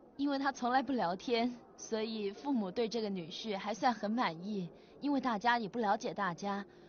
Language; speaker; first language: Chinese; non-native, local second language; Cantonese